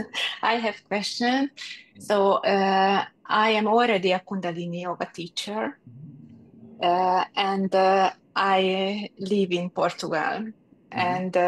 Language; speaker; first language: English; non-native, learner; Hungarian